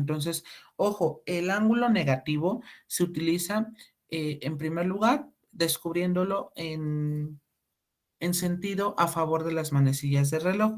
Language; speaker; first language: Spanish; native; Spanish